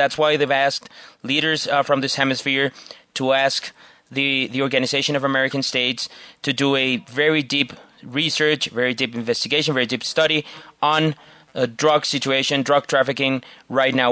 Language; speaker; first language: English; non-native, fluent; Spanish